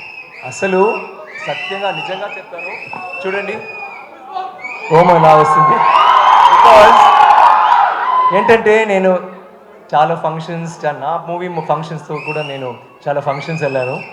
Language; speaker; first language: Telugu; non-native, local second language; Tamil